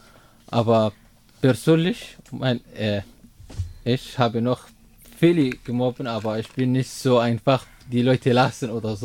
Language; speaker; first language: German; non-native, learner; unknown